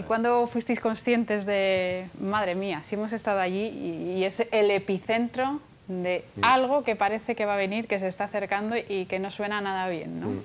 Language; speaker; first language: Spanish; native; Spanish